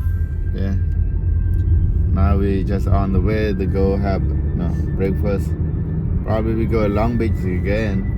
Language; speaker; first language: English; non-native, learner; Khmer